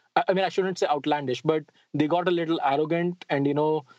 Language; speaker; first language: English; non-native, local second language; Hindi